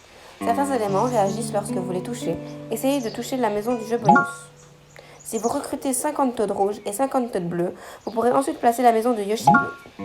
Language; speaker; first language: French; native; French